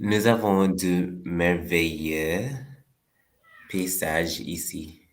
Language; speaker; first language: French; non-native, learner; English